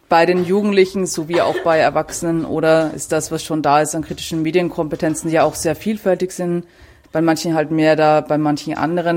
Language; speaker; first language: German; native; German